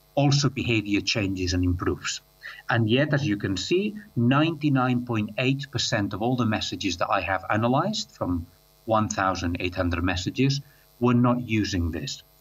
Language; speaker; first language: English; non-native, fluent; Catalan